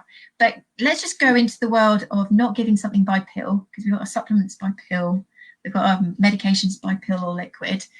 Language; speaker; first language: English; native; English